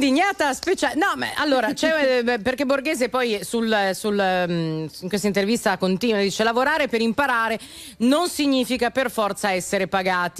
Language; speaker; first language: Italian; native; Italian